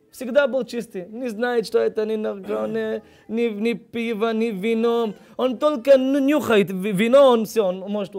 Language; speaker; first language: Russian; early bilingual, heritage; Russian